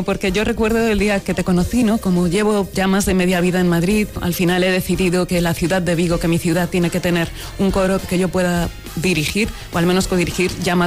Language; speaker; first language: Spanish; non-native, local second language; Galician